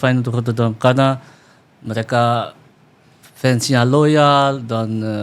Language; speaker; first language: Indonesian; early bilingual, heritage; Dutch